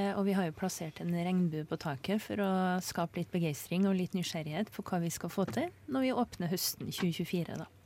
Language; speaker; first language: Norwegian; native; Norwegian